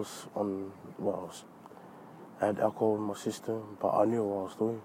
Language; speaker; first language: English; native; English